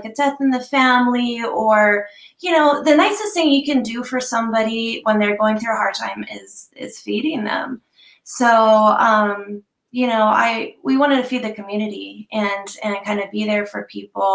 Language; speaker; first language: English; native; English